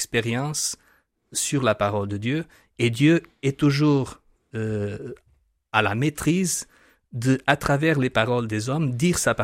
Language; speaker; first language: French; non-native, fluent; Portuguese